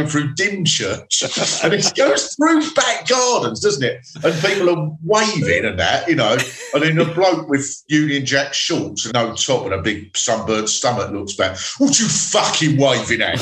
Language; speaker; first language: English; native; English